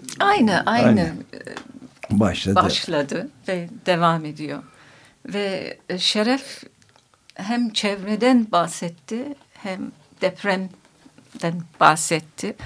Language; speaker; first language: Turkish; non-native, fluent; English